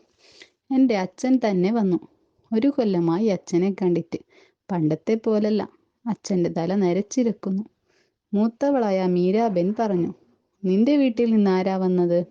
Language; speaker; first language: Malayalam; native; Malayalam